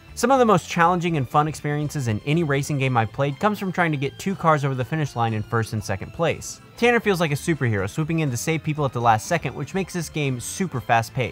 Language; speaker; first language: English; native; English